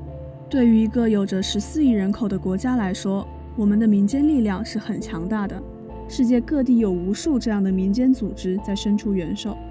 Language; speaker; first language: Chinese; native; Chinese